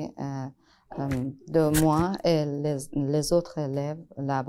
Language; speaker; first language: French; non-native, learner; Persian